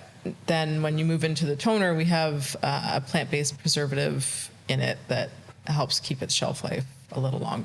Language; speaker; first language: English; native; English